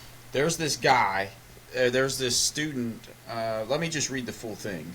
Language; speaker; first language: English; native; English